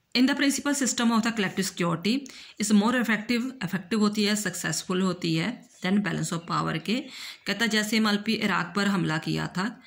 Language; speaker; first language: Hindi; non-native, local second language; Punjabi